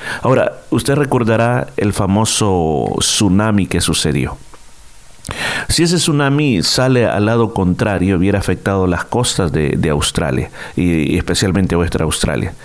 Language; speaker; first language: Spanish; native; Spanish